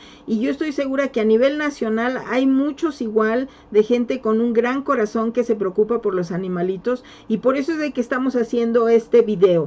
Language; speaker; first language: Spanish; native; Spanish